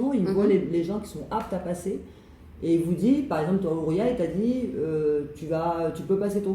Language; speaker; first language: French; native; French